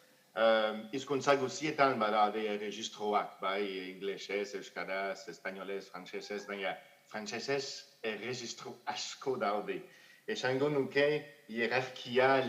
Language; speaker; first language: Basque; non-native, fluent; French